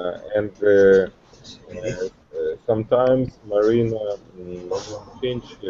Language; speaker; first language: English; non-native, learner; Russian